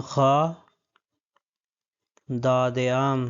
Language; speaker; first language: Persian; non-native, fluent; Urdu